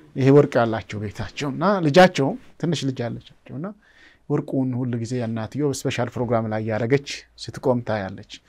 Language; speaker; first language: Amharic; non-native, local second language; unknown